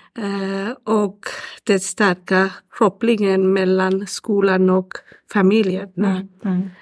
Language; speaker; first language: Swedish; non-native, learner; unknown